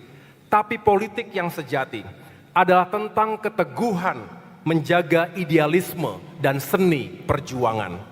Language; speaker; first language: Indonesian; native; Indonesian